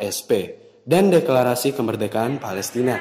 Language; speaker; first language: Indonesian; native; Indonesian